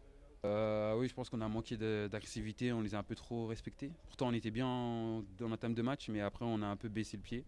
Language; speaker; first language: French; native; French